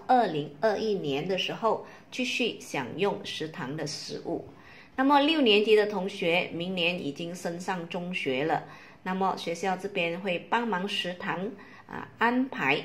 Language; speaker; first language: Chinese; native; Chinese